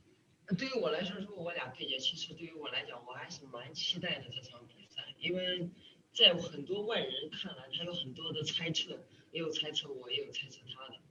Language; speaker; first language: Chinese; native; Chinese